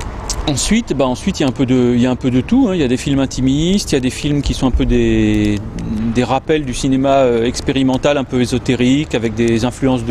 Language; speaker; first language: French; native; French